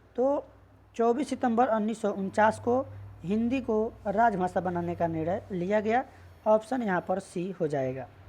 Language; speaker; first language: Hindi; native; Hindi